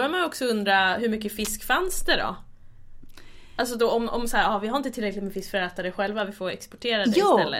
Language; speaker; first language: Swedish; native; Swedish